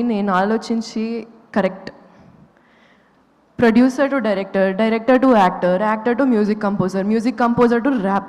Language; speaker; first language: Telugu; non-native, local second language; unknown